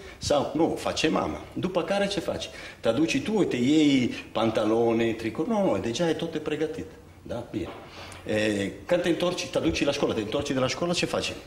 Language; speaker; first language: Romanian; non-native, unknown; Italian